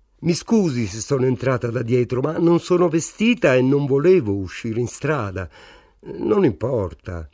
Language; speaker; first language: Italian; native; Italian